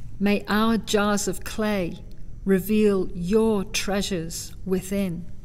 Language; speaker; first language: English; native; English